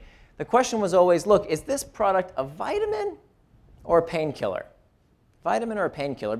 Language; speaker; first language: English; native; English